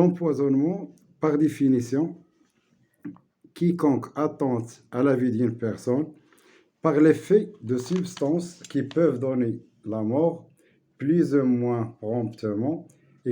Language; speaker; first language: French; non-native, local second language; Arabic